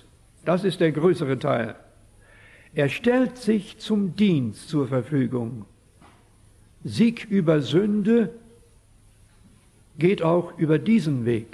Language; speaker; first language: German; early bilingual, heritage; German